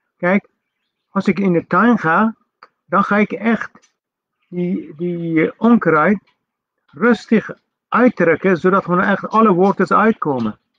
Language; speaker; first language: Dutch; non-native, fluent; Persian